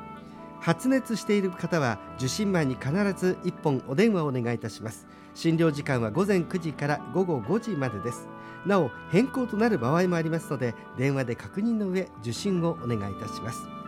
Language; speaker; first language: Japanese; native; Japanese